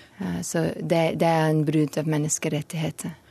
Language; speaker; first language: Norwegian; non-native, learner; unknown